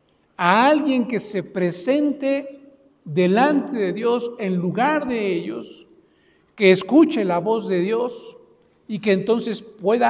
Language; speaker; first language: Spanish; native; Spanish